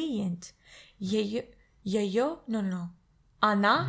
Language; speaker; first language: Russian; non-native, learner; English